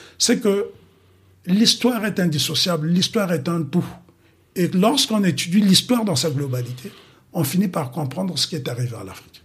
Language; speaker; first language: French; non-native, local second language; Kongo